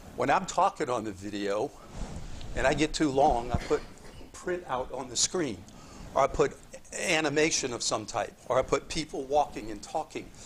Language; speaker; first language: English; native; English